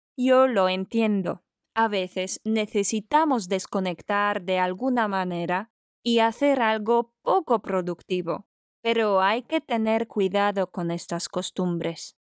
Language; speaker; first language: Spanish; non-native, fluent; Polish